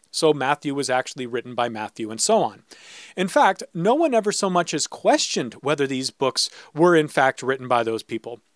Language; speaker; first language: English; native; English